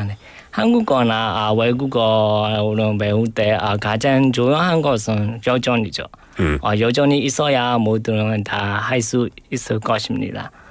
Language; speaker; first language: Korean; non-native, learner; Burmese